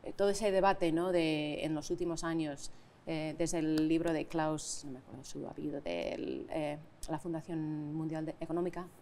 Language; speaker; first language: Spanish; non-native, fluent; English